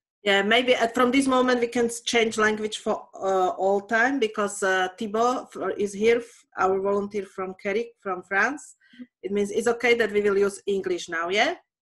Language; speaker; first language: English; non-native, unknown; Slovak